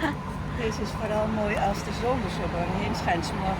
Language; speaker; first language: Dutch; native; Dutch